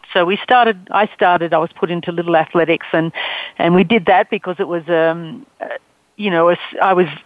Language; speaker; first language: English; native; English